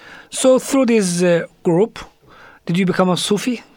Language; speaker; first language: English; non-native, fluent; Turkish